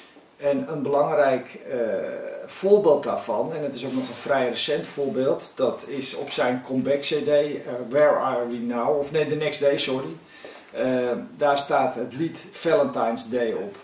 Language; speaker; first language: Dutch; native; Dutch